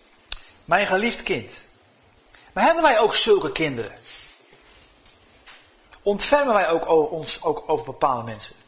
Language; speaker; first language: Dutch; native; Dutch